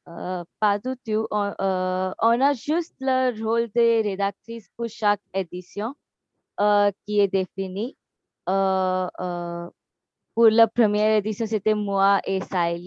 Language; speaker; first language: French; non-native, learner; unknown